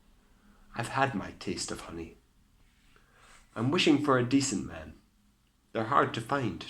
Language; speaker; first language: English; native; English